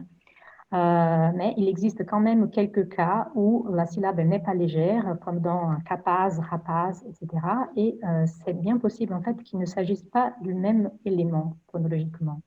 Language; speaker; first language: French; non-native, fluent; Portuguese